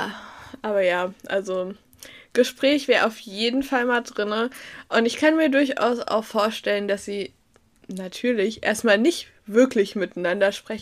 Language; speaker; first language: German; native; German